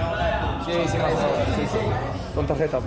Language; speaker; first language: Spanish; non-native, learner; French